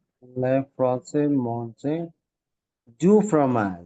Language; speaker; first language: French; non-native, learner; Telugu